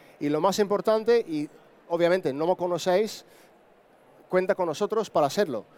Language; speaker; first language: Spanish; non-native, fluent; Dutch